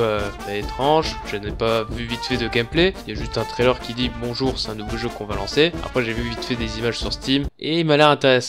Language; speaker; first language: French; native; French